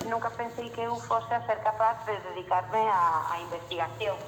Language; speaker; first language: Galician; non-native, local second language; Spanish